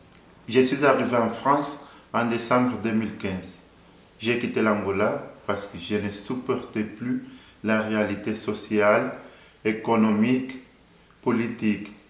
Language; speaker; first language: French; non-native, fluent; Portuguese